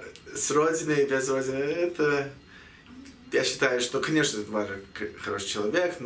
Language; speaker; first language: Russian; early bilingual, heritage; Russian